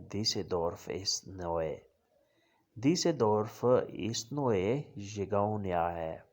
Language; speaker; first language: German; non-native, learner; Urdu